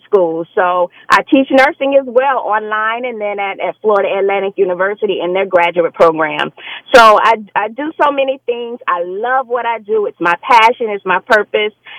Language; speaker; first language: English; native; English